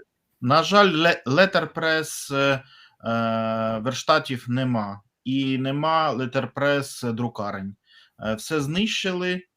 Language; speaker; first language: Ukrainian; non-native, fluent; Russian